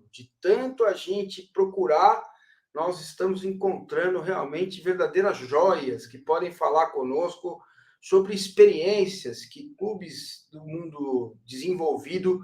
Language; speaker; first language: Portuguese; native; Portuguese